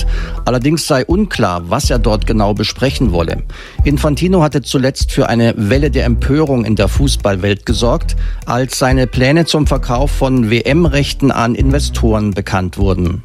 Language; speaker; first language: German; native; German